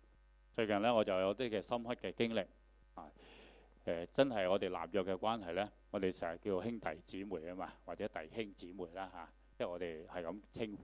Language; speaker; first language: Chinese; non-native, local second language; Cantonese